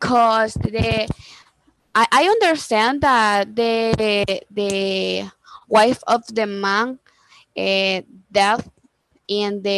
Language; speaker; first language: English; non-native, learner; Spanish